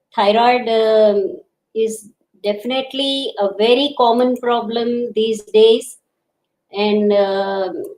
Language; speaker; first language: English; non-native, local second language; Gujarati